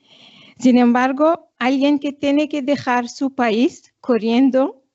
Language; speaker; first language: Spanish; non-native, fluent; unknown